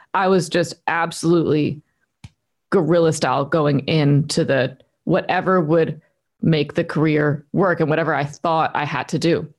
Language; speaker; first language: English; native; English